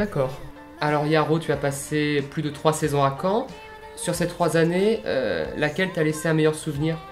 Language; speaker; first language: French; native; French